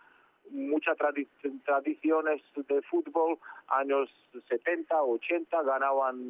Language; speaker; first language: Spanish; non-native, fluent; Georgian